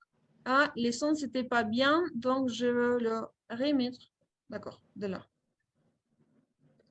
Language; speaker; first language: French; non-native, fluent; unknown